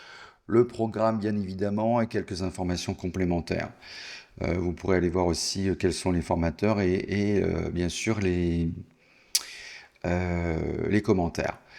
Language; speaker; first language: French; native; French